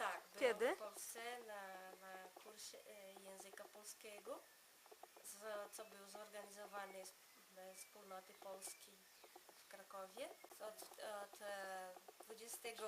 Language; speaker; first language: Polish; early bilingual, heritage; Polish